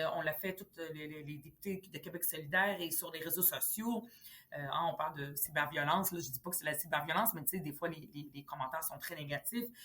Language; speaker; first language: French; early bilingual, other home language; Arabic